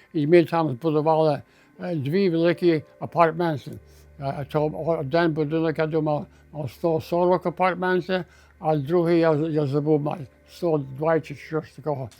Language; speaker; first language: Ukrainian; early bilingual, heritage; Ukrainian